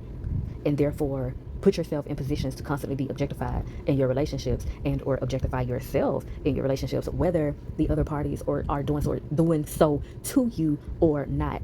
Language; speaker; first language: English; native; English